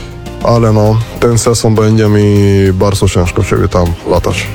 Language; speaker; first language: Polish; non-native, learner; Spanish